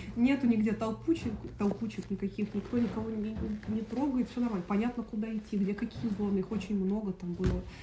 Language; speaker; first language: Russian; native; Russian